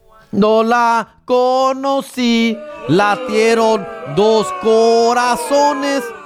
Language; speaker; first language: Spanish; early bilingual, heritage; Spanish